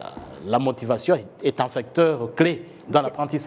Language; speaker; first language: French; non-native, local second language; Kinyarwanda